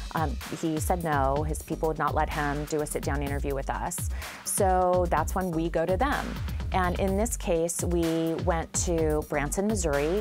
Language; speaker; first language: English; native; English